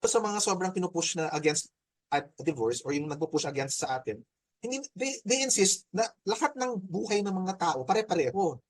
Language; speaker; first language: Filipino; native; Filipino